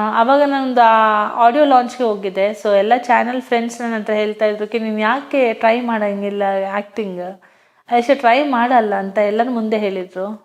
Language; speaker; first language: Kannada; non-native, local second language; Hindi